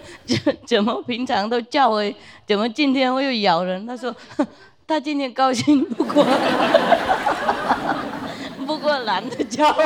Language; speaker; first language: Chinese; non-native, fluent; Vietnamese